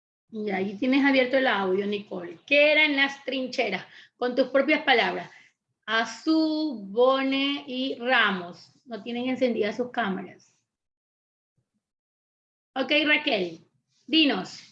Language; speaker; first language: Spanish; native; Spanish